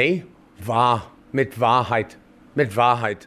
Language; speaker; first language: German; non-native, learner; English